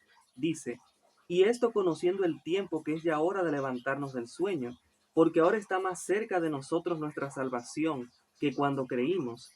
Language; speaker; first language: Spanish; native; Spanish